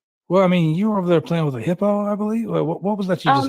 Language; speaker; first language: English; native; English